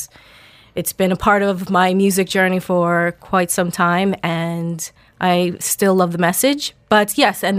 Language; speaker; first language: English; native; English